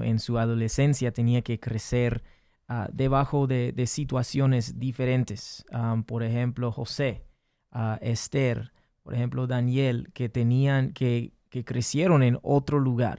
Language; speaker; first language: Spanish; early bilingual, heritage; English